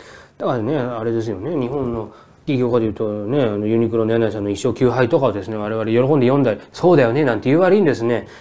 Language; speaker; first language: Japanese; native; Japanese